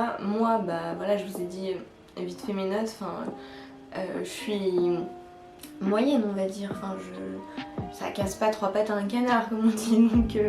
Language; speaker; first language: French; native; French